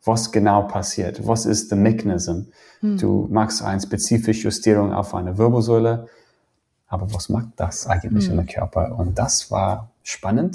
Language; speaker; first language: German; non-native, fluent; English